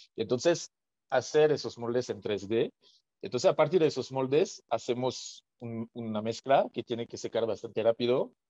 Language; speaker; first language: Spanish; non-native, fluent; French